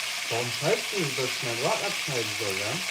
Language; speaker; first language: German; early bilingual, other home language; Kurdish